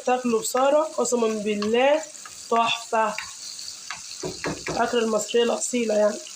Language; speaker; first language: Arabic; native; Arabic